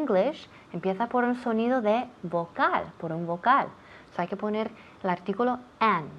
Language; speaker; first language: Spanish; non-native, fluent; English